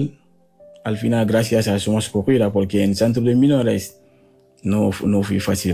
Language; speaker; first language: Spanish; non-native, learner; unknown